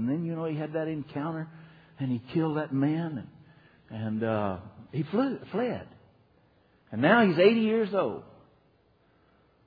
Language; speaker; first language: English; native; English